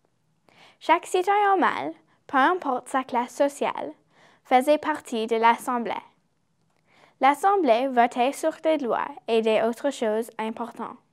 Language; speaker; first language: French; non-native, learner; English